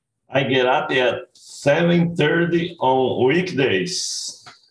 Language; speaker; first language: English; non-native, learner; Portuguese